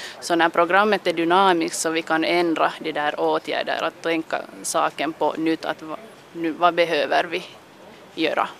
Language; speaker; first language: Swedish; non-native, local second language; Finnish